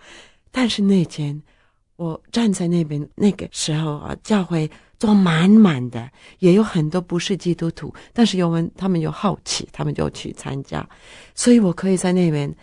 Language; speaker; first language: Chinese; non-native, fluent; Norwegian